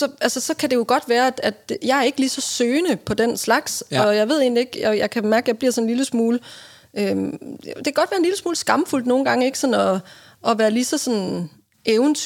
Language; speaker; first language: Danish; native; Danish